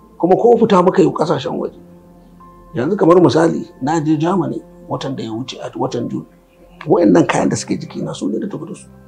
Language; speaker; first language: Hausa; native; Hausa